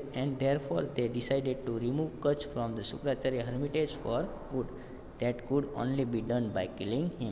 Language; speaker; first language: English; non-native, local second language; Gujarati